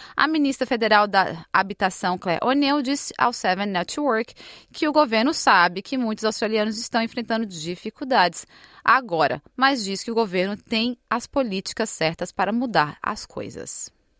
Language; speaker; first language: Portuguese; native; Portuguese